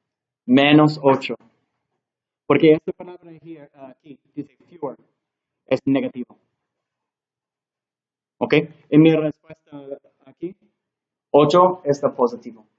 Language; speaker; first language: Spanish; non-native, learner; English